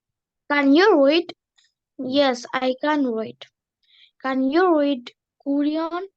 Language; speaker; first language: English; non-native, learner; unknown